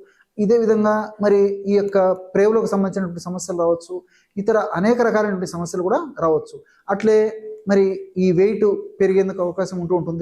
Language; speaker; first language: Telugu; native; Telugu